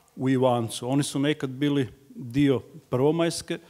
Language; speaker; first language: Croatian; native; Croatian